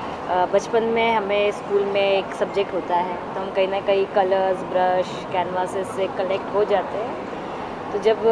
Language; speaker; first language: Hindi; native; Hindi